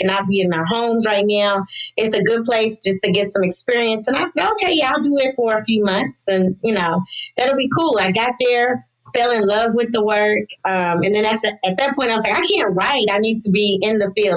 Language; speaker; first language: English; native; English